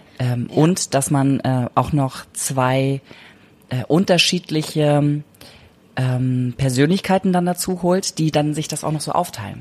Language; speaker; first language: German; native; German